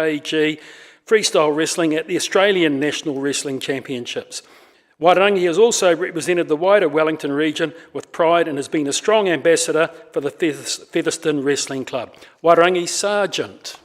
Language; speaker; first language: English; native; English